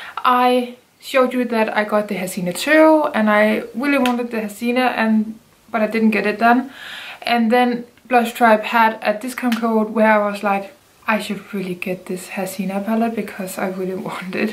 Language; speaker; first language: English; non-native, fluent; Danish